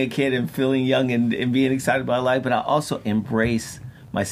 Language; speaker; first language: English; native; English